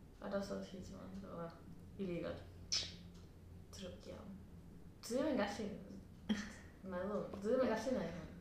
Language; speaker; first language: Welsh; non-native, learner; Spanish